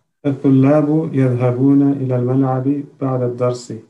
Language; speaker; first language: Arabic; non-native, learner; French